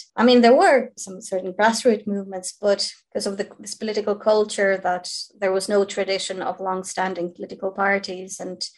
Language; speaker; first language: English; non-native, fluent; Ukrainian